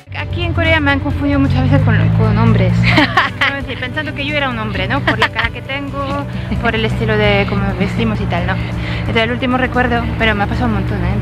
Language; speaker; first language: Spanish; non-native, fluent; French